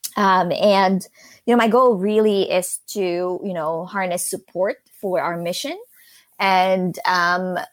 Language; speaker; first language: English; non-native, local second language; Filipino